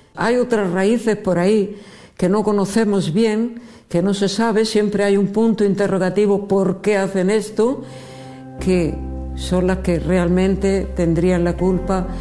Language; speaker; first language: Spanish; native; Spanish